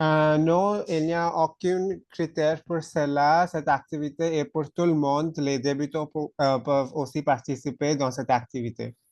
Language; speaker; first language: French; non-native, fluent; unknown